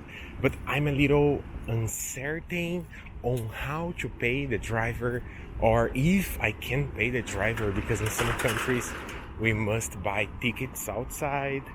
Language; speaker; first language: English; non-native, local second language; Portuguese